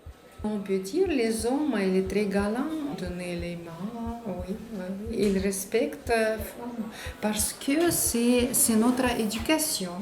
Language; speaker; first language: French; non-native, learner; Russian